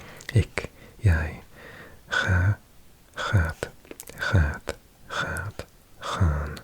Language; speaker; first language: Dutch; non-native, learner; English